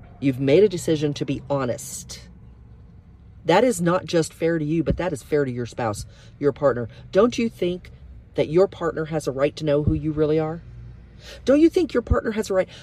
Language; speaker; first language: English; native; English